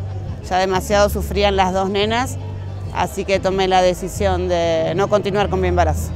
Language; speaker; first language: Spanish; native; Spanish